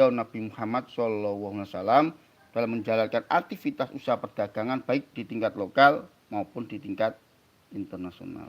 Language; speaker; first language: Indonesian; native; Indonesian